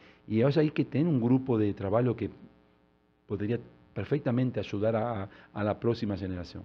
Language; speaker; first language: Portuguese; non-native, learner; Spanish